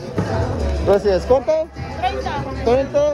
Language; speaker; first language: Spanish; non-native, learner; English